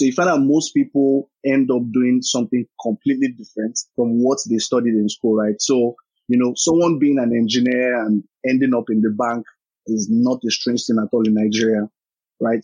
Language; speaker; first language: English; non-native, local second language; Yoruba